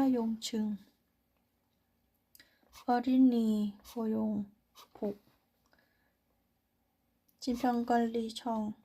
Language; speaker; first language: Korean; non-native, learner; Thai